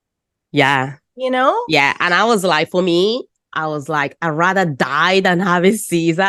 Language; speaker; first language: English; non-native, fluent; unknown